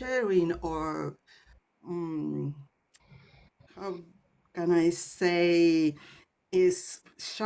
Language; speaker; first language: English; non-native, learner; Spanish